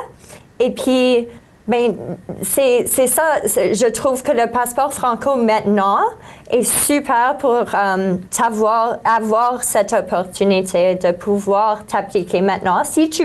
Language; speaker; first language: French; native; French